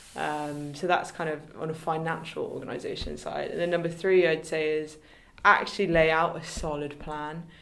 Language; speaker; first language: English; native; English